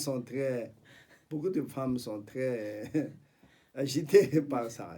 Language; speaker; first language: French; non-native, fluent; Tibetan